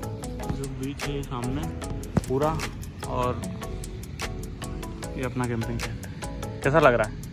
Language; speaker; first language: Hindi; native; Hindi